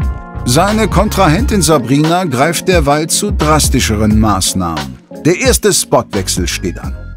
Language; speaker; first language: German; native; German